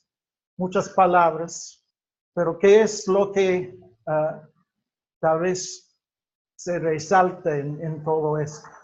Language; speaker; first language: Spanish; non-native, fluent; English